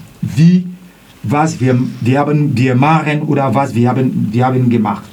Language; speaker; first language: German; non-native, learner; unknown